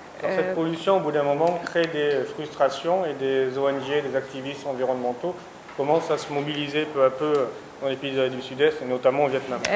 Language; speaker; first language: French; native; French